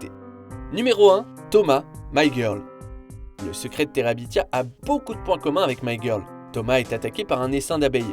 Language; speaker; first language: French; native; French